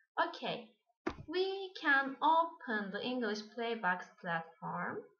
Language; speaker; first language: English; non-native, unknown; Turkish